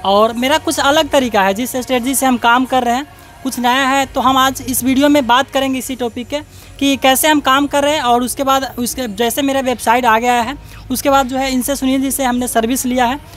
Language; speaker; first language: Hindi; native; Hindi